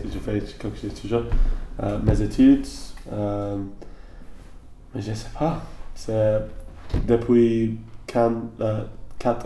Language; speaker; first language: French; non-native, learner; English